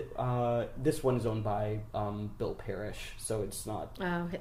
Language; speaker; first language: English; native; English